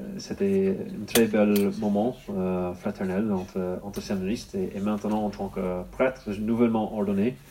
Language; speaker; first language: French; non-native, fluent; English